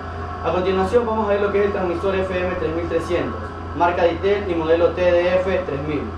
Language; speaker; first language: Spanish; native; Spanish